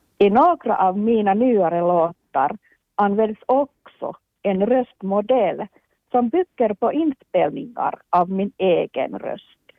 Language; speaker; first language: Swedish; non-native, local second language; Finnish